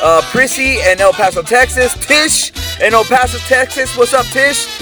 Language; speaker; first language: English; early bilingual, other home language; Spanish